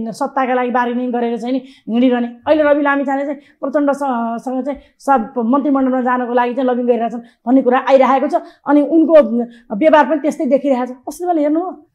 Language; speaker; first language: Nepali; native; Nepali